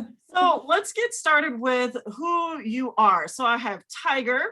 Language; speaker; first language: English; native; English